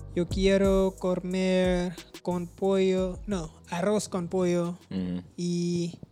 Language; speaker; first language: Spanish; non-native, learner; English